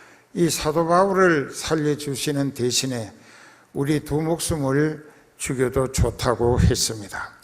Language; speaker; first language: Korean; native; Korean